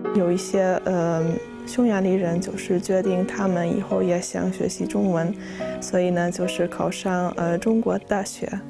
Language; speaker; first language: Chinese; non-native, fluent; Hungarian